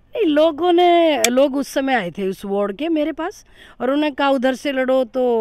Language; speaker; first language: Hindi; native; Hindi